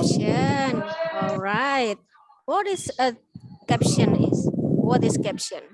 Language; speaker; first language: English; non-native, learner; Indonesian